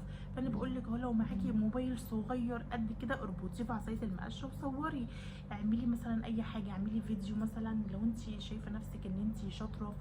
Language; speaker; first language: Arabic; native; Arabic